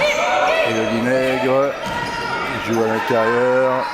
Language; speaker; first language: French; native; French